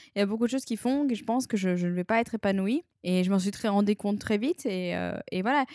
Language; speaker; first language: French; native; French